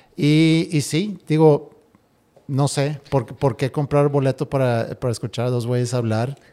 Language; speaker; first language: Spanish; non-native, fluent; Swedish